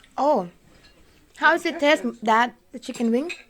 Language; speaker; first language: English; non-native, learner; Thai